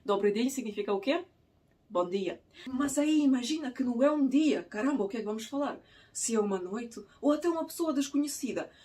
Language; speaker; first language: Portuguese; non-native, fluent; Russian